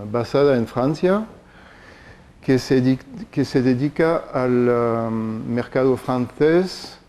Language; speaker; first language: Spanish; non-native, fluent; French